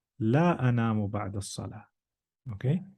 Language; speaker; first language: Arabic; non-native, fluent; English